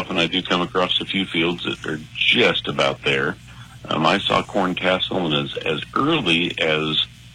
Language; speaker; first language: English; native; English